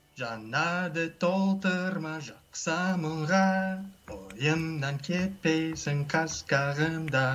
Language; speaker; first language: Kazakh; non-native, learner; English